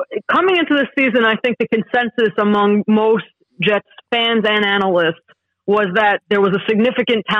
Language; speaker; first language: English; native; English